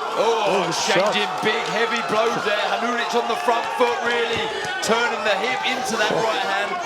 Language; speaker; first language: English; native; English